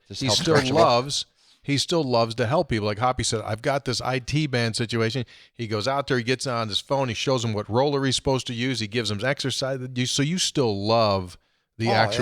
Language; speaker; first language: English; native; English